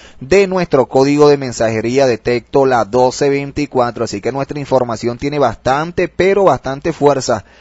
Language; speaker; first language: Spanish; native; Spanish